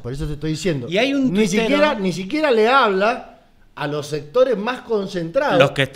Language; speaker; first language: Spanish; native; Spanish